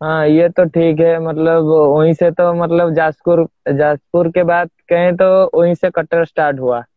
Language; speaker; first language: Hindi; non-native, local second language; Odia